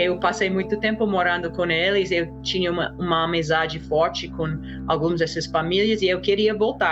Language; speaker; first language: Portuguese; non-native, fluent; English